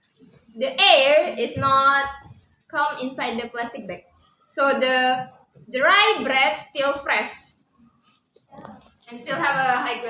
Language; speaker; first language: English; non-native, learner; Indonesian